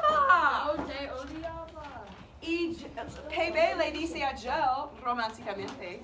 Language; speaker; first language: Spanish; non-native, learner; English